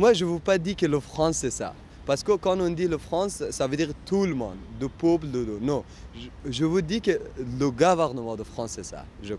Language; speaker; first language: French; non-native, learner; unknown